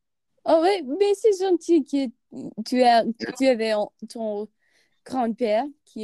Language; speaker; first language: French; non-native, learner; English